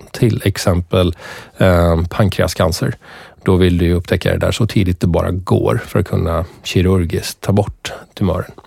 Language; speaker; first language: Swedish; early bilingual, other home language; Persian